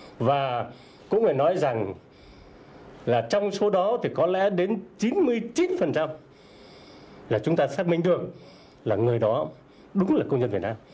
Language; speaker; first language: Vietnamese; native; Vietnamese